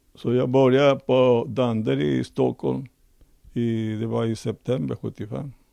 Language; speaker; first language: Swedish; non-native, fluent; Spanish